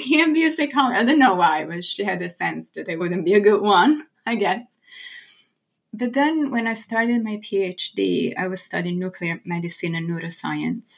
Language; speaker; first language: English; non-native, fluent; Italian